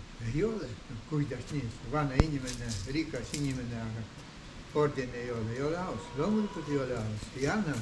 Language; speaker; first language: Estonian; non-native, learner; Ukrainian